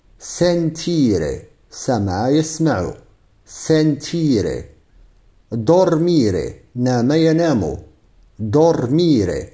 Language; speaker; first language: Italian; non-native, fluent; Arabic